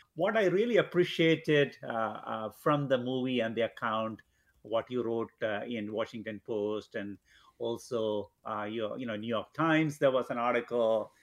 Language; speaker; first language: English; non-native, local second language; Malayalam